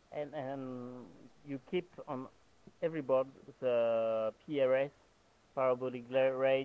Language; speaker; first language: English; non-native, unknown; French